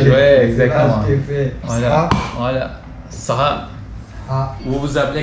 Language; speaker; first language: French; non-native, learner; Turkish